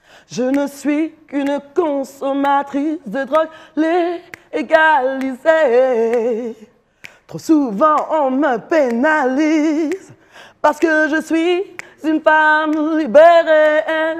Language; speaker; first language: French; native; French